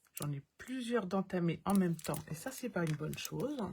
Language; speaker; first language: French; native; French